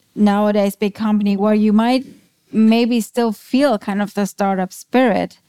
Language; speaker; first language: English; non-native, fluent; German